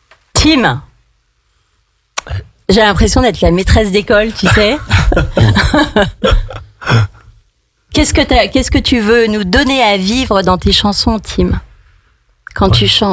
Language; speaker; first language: French; native; French